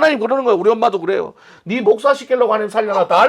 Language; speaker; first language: Korean; native; Korean